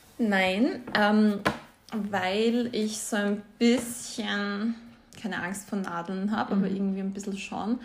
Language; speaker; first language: German; early bilingual, other home language; Croatian